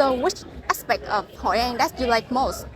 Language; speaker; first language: English; non-native, learner; Vietnamese